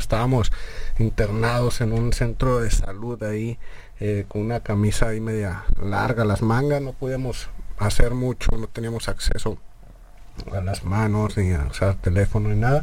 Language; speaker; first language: Spanish; native; Spanish